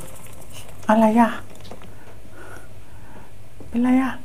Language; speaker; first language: Thai; native; Thai